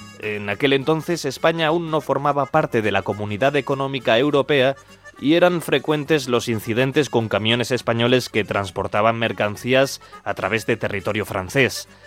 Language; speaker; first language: Spanish; native; Spanish